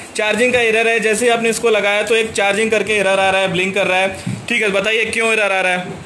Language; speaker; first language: Hindi; native; Hindi